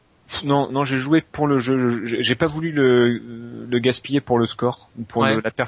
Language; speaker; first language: French; native; French